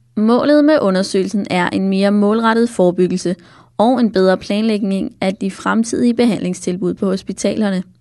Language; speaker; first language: Danish; native; Danish